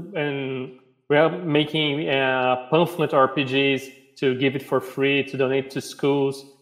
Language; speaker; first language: English; non-native, fluent; Portuguese